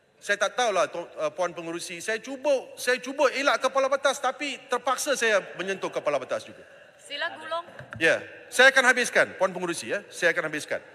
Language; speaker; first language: Malay; non-native, local second language; Tamil